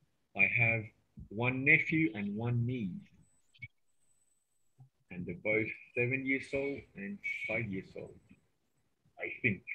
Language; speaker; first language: English; non-native, fluent; Spanish